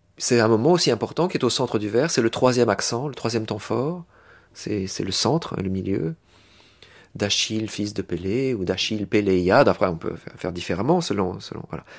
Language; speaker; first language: French; native; French